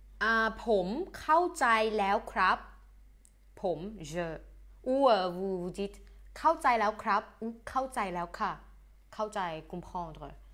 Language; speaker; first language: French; non-native, fluent; Thai